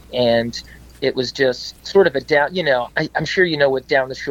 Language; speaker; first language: English; native; English